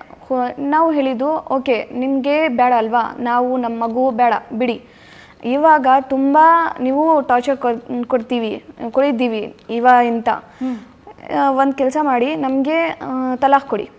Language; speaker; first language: Kannada; non-native, local second language; Urdu